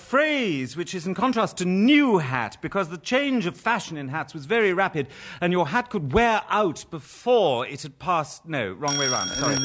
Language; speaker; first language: English; native; English